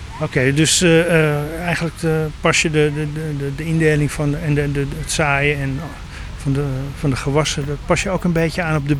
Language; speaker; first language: Dutch; native; Dutch